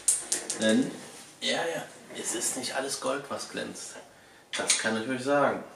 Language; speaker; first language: German; native; German